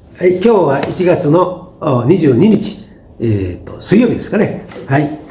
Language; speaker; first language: Japanese; native; Japanese